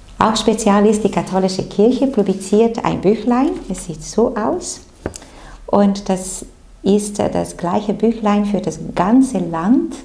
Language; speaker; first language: German; non-native, fluent; Portuguese